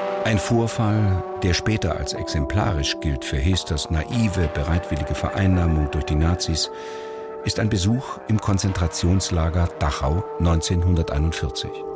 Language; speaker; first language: German; native; German